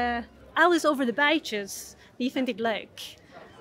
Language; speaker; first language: Dutch; non-native, fluent; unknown